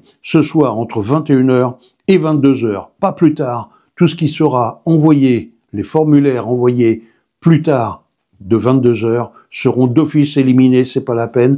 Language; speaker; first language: French; native; French